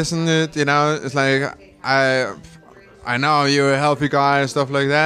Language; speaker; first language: English; non-native, fluent; German